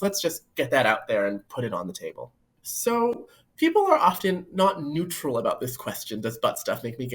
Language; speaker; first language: English; native; English